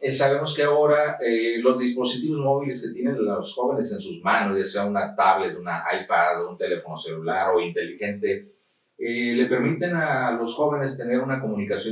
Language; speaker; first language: Spanish; native; Spanish